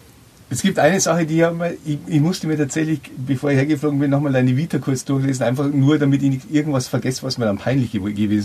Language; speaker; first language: German; native; German